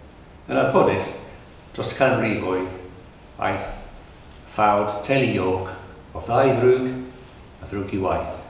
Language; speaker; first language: Welsh; non-native, learner; English